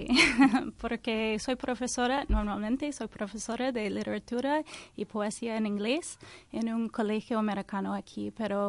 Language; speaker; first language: Spanish; non-native, learner; English